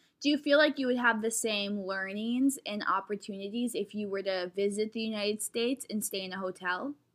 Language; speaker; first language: English; early bilingual, other home language; Spanish